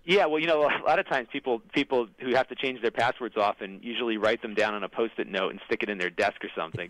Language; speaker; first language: English; native; English